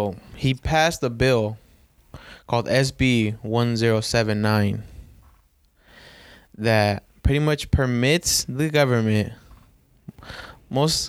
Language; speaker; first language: English; early bilingual, other home language; Spanish